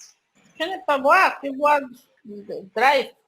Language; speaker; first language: French; non-native, learner; Spanish